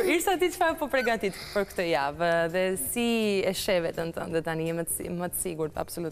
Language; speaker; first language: Albanian; native; Albanian